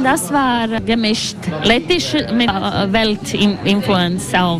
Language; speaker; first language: German; non-native, fluent; Latvian